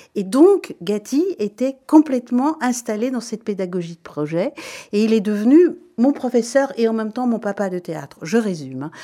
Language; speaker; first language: French; native; French